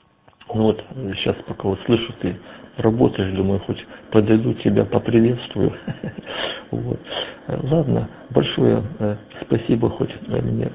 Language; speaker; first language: Russian; native; Russian